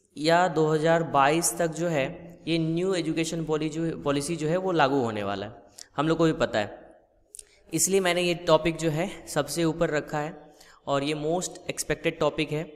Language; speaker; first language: Hindi; native; Hindi